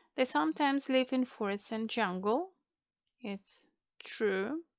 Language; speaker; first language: English; non-native, fluent; Macedonian